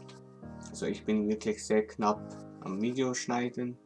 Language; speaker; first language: German; non-native, local second language; Swiss German